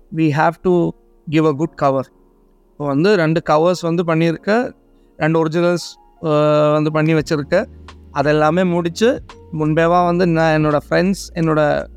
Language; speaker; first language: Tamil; non-native, learner; Malayalam